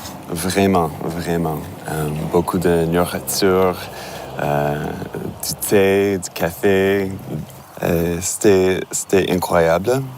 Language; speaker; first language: French; non-native, learner; English